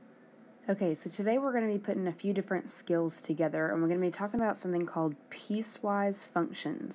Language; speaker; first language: English; native; English